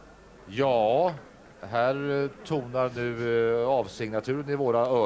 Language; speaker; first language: Swedish; native; Swedish